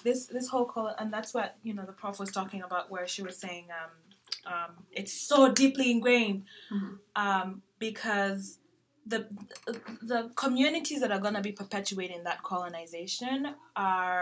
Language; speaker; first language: English; non-native, local second language; Ganda